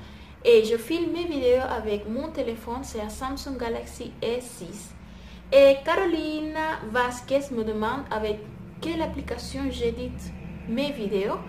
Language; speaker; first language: French; non-native, fluent; Spanish